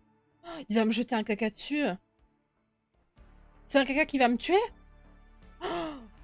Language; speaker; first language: French; native; French